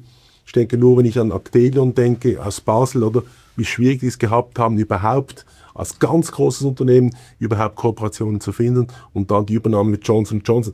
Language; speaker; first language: German; native; German